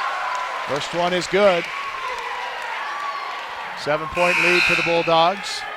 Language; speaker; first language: English; native; English